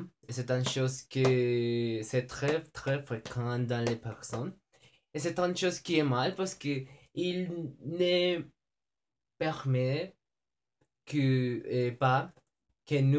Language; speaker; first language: French; non-native, learner; Spanish